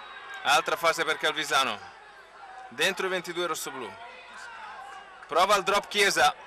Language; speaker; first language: Italian; native; Italian